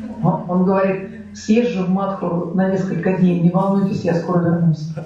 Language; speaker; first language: Russian; native; Russian